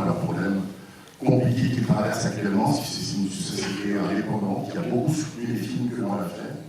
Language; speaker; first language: French; native; French